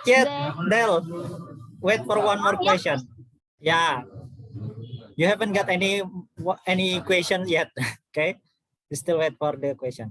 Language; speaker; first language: English; non-native, fluent; Indonesian